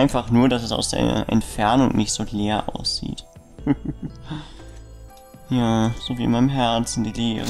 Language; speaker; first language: German; native; German